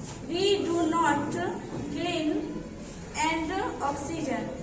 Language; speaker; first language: English; non-native, learner; Hindi